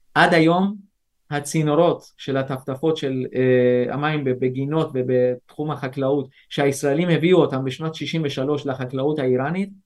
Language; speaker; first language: Hebrew; early bilingual, other home language; Persian